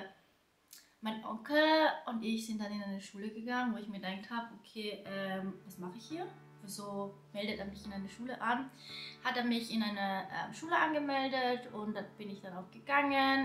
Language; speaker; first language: German; early bilingual, other home language; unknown